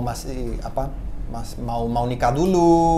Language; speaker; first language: Indonesian; non-native, fluent; Portuguese